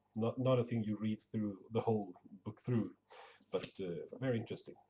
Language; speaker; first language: English; non-native, fluent; Swedish